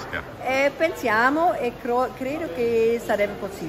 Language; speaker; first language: Italian; non-native, learner; German